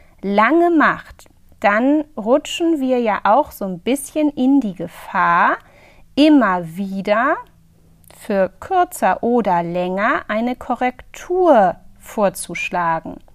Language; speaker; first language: German; native; German